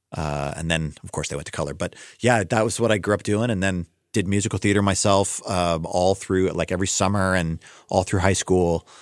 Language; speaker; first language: English; native; English